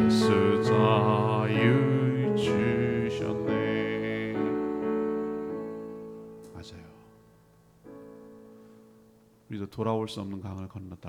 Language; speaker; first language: Korean; native; Korean